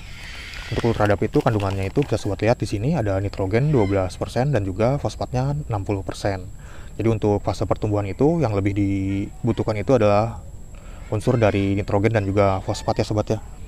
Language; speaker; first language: Indonesian; native; Indonesian